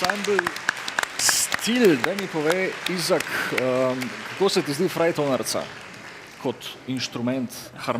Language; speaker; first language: Slovenian; native; Slovenian